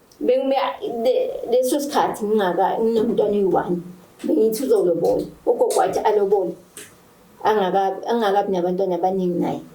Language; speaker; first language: Zulu; native; Zulu